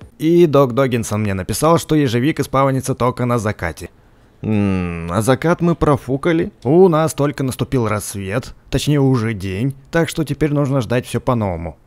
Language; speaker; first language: Russian; native; Russian